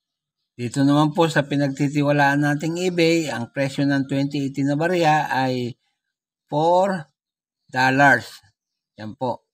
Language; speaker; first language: Filipino; native; Filipino